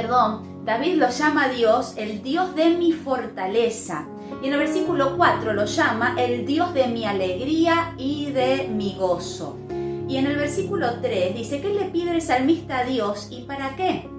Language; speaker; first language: Spanish; native; Spanish